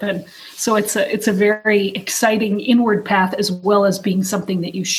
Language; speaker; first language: English; native; English